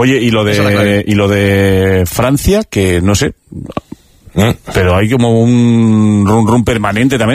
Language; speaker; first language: Spanish; native; Spanish